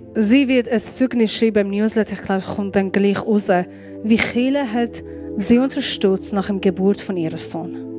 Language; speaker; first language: German; non-native, fluent; Persian